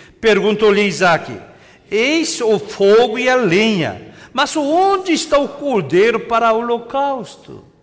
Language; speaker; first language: Portuguese; non-native, fluent; Korean